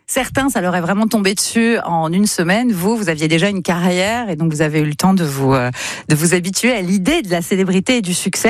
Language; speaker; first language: French; native; French